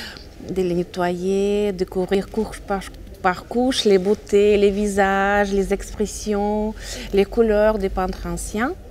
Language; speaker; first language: French; non-native, fluent; Russian